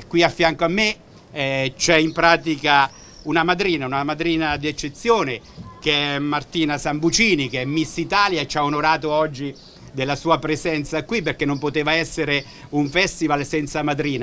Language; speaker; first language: Italian; native; Italian